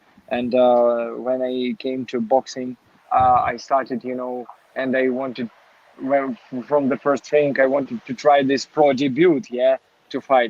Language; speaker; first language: English; non-native, learner; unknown